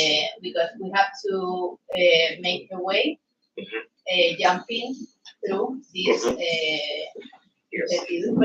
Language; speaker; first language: English; non-native, learner; Spanish